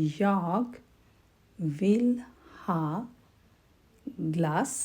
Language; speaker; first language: Swedish; non-native, fluent; Urdu